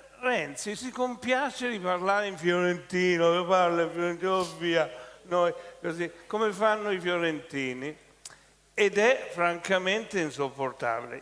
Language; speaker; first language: Italian; native; Italian